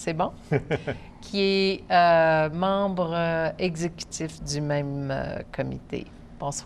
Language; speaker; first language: French; native; French